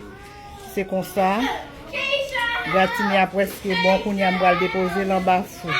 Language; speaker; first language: French; non-native, local second language; Haitian Creole